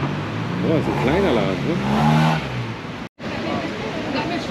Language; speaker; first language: German; native; German